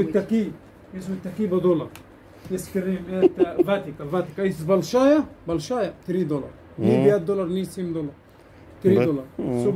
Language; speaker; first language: Russian; non-native, learner; Arabic